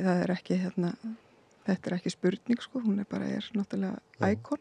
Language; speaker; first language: Icelandic; native; Icelandic